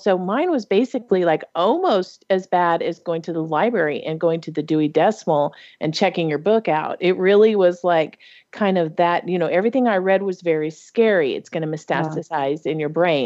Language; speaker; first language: English; native; English